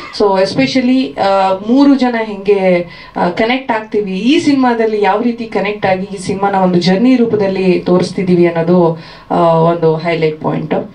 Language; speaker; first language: Kannada; native; Kannada